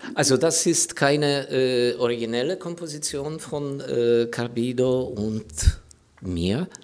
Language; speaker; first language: German; non-native, fluent; Ukrainian